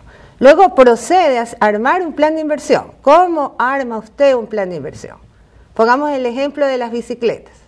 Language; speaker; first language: Spanish; native; Spanish